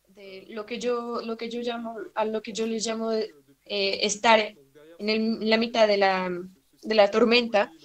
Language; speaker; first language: Spanish; non-native, fluent; French